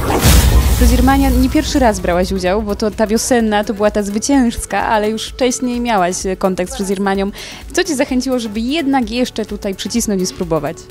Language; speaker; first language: Polish; native; Polish